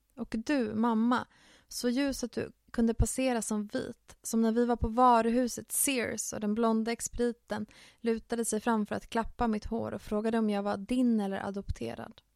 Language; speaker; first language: Swedish; early bilingual, other home language; Finnish